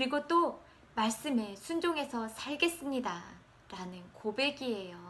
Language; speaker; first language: Korean; native; Korean